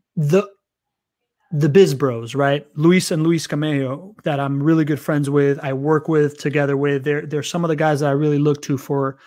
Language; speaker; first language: English; early bilingual, other home language; Spanish